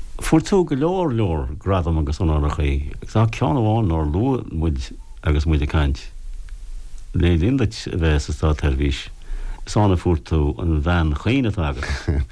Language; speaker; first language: Irish; native; Irish